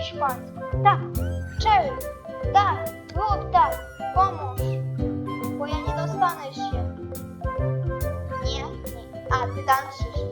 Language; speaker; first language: Polish; non-native, learner; Ukrainian